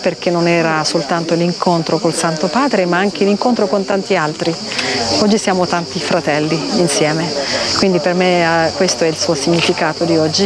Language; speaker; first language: Italian; non-native, fluent; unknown